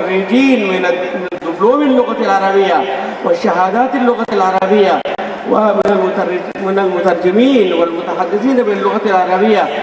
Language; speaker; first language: Arabic; non-native, fluent; Urdu